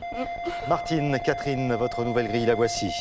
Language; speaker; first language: French; native; French